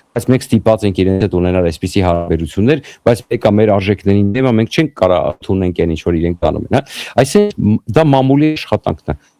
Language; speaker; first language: Armenian; native; Armenian